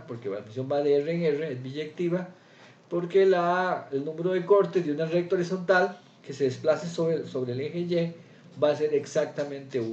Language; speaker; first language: Spanish; native; Spanish